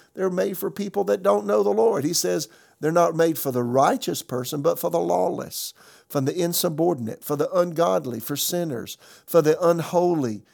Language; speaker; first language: English; native; English